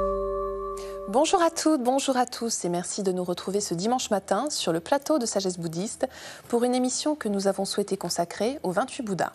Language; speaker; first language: French; native; French